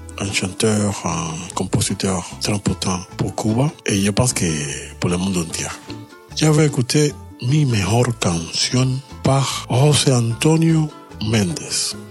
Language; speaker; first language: French; non-native, learner; Spanish